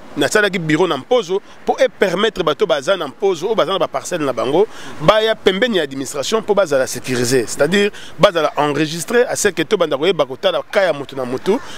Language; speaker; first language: Lingala; non-native, local second language; Kongo